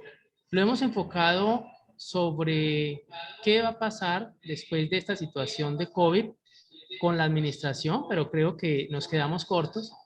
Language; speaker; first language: Spanish; native; Spanish